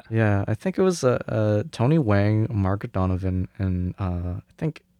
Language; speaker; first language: English; early bilingual, other home language; Cantonese